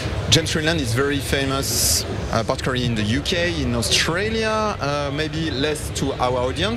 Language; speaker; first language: English; non-native, fluent; French